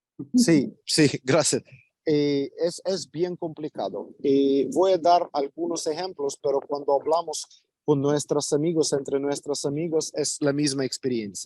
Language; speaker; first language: Spanish; non-native, fluent; Ukrainian